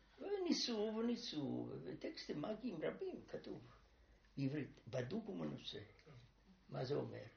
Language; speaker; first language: Hebrew; non-native, fluent; Romanian